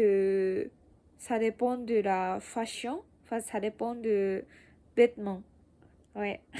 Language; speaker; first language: French; non-native, learner; Japanese